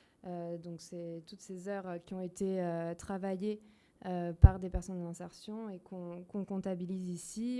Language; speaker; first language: French; native; French